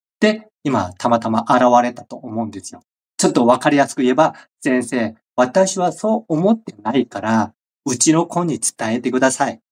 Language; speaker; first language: Japanese; non-native, fluent; Korean